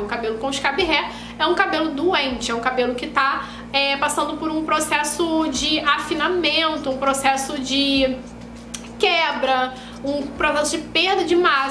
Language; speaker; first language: Portuguese; native; Portuguese